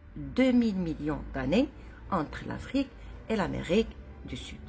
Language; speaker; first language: French; non-native, local second language; Arabic